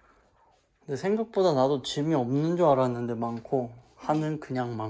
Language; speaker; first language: Korean; native; Korean